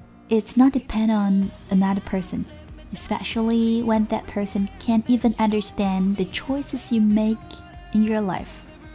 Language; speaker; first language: English; non-native, fluent; Chinese